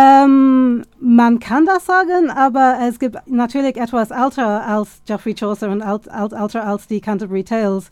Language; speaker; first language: German; non-native, fluent; English